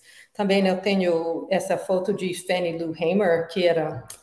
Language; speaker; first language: Portuguese; non-native, learner; English